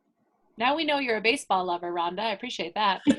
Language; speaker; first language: English; native; English